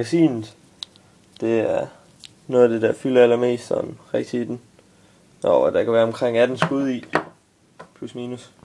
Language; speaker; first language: Danish; native; Danish